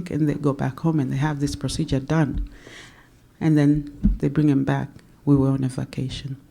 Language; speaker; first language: English; non-native, local second language; Swahili